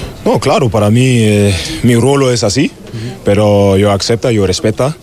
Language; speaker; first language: Spanish; non-native, learner; German